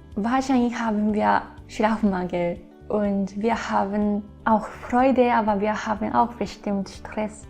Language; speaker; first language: German; non-native, fluent; Japanese